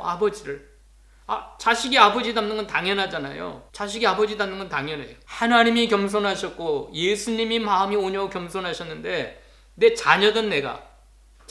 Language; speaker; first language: Korean; native; Korean